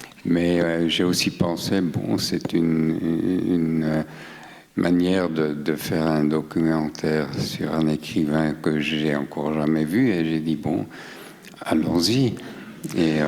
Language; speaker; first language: French; non-native, local second language; German